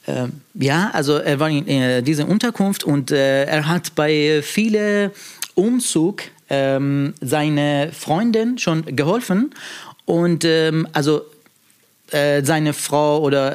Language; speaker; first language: German; non-native, fluent; Persian